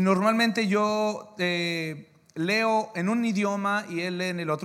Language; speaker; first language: Spanish; early bilingual, heritage; English